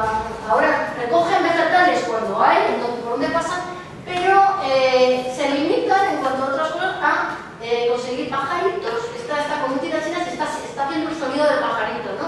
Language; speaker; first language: Spanish; native; Spanish